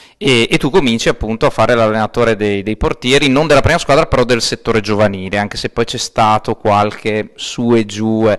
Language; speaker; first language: Italian; native; Italian